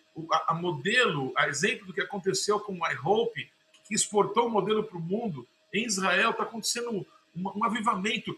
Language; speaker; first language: Portuguese; native; Portuguese